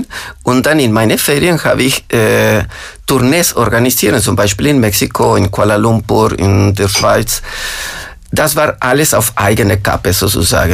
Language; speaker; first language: German; non-native, fluent; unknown